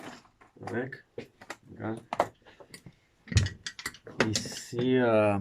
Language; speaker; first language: French; non-native, fluent; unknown